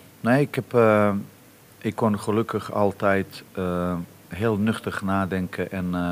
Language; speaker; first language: Dutch; non-native, fluent; Bosnian